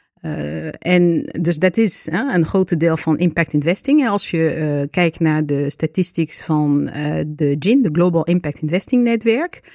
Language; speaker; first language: Dutch; non-native, fluent; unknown